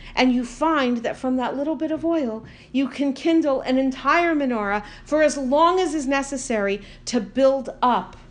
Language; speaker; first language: English; native; English